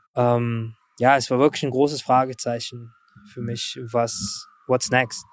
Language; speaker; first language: German; early bilingual, other home language; Russian